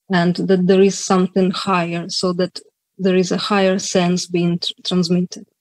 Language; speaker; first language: English; non-native, fluent; Ukrainian